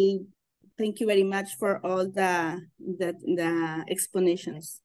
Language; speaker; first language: English; non-native, learner; Spanish